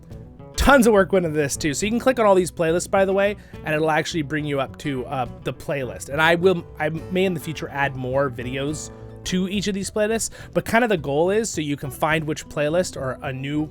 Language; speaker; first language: English; native; English